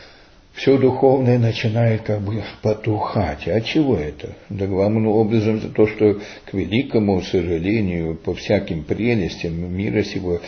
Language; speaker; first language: Russian; early bilingual, heritage; Russian